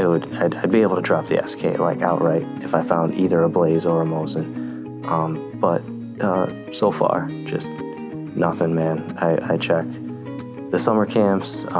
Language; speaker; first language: English; native; English